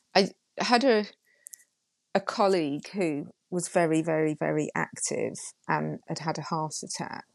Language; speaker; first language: English; native; English